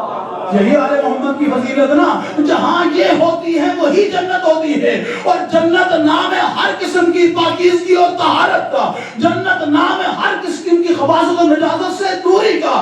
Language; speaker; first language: Urdu; native; Urdu